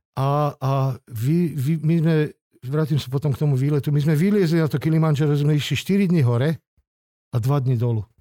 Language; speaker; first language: Slovak; non-native, local second language; Hungarian